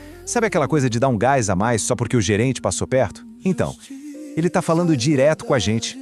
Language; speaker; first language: Portuguese; native; Portuguese